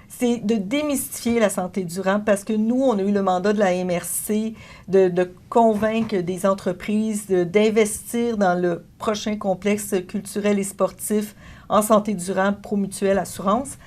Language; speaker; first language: French; native; French